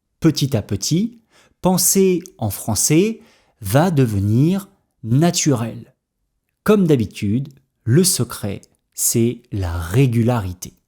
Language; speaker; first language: French; native; French